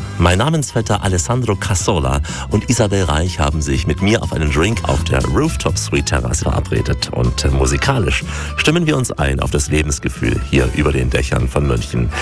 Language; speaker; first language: German; native; German